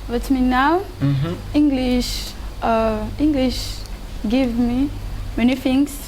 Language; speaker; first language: English; non-native, learner; French